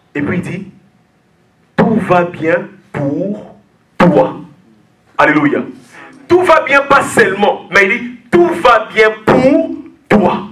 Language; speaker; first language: French; non-native, local second language; Lingala